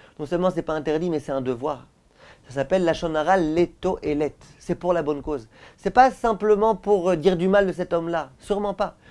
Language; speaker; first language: French; native; French